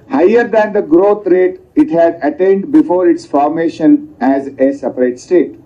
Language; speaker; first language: English; non-native, local second language; Telugu